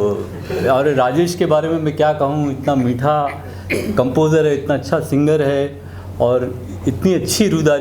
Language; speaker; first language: Hindi; native; Hindi